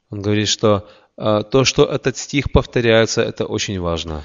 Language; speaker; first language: Russian; native; Russian